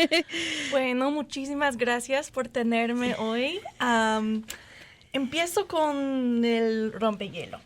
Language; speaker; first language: Spanish; non-native, fluent; English